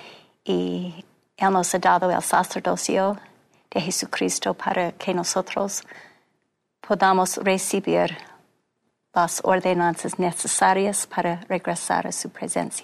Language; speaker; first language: Spanish; non-native, fluent; English